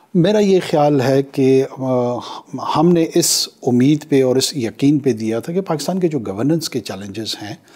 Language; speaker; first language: Urdu; non-native, local second language; Pashto